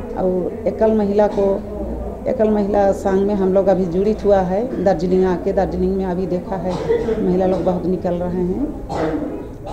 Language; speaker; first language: Hindi; non-native, local second language; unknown